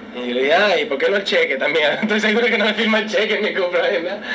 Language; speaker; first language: Spanish; early bilingual, heritage; Spanish